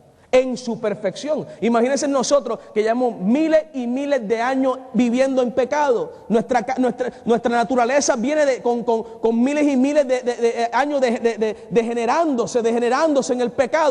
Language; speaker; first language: Spanish; native; Spanish